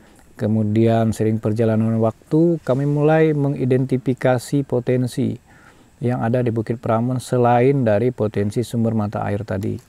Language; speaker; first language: Indonesian; non-native, local second language; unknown